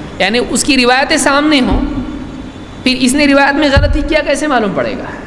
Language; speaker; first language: Urdu; native; Urdu